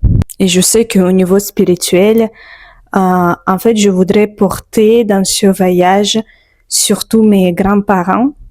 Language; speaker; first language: French; non-native, fluent; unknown